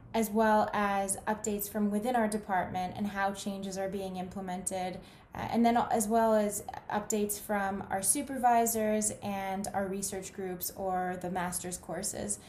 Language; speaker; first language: English; native; English